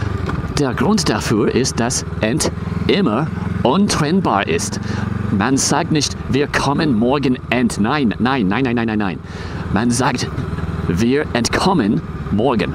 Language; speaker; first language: German; non-native, fluent; English